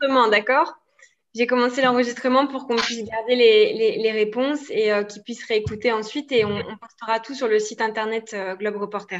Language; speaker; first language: French; native; French